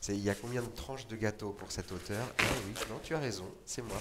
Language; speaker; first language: French; native; French